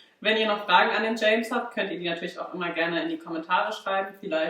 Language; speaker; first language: German; native; German